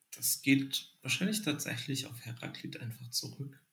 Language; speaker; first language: German; native; German